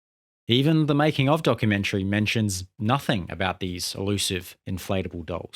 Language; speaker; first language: English; native; English